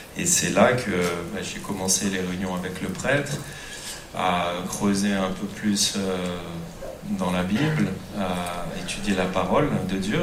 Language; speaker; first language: French; native; French